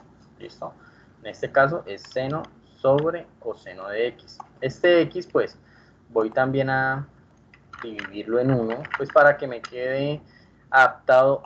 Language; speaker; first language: Spanish; native; Spanish